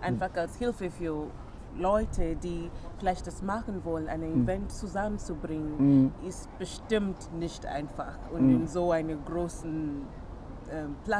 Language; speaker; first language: German; non-native, fluent; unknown